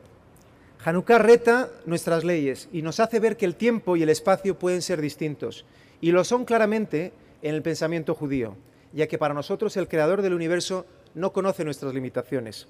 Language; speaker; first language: Spanish; native; Spanish